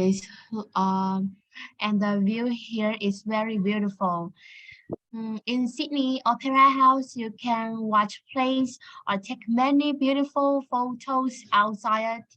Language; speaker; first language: English; non-native, learner; Vietnamese